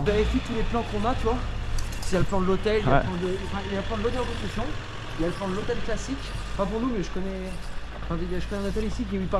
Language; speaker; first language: French; native; French